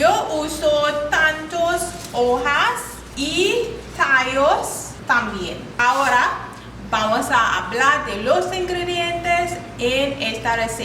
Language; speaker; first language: Spanish; non-native, learner; English